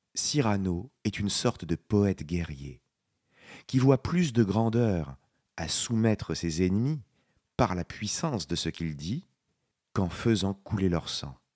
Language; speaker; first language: French; native; French